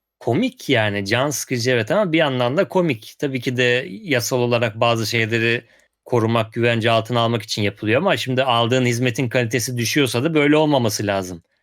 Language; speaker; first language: Turkish; native; Turkish